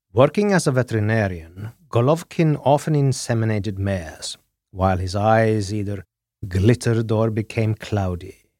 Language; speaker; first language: English; non-native, fluent; Norwegian